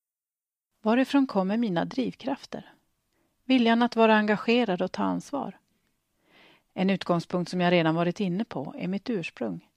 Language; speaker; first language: Swedish; native; Swedish